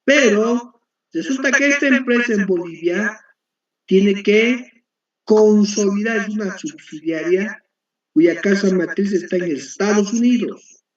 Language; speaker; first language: Spanish; native; Spanish